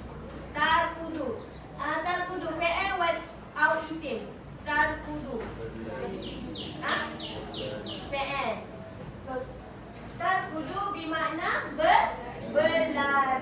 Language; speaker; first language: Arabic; non-native, learner; Malay